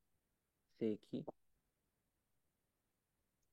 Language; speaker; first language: French; non-native, learner; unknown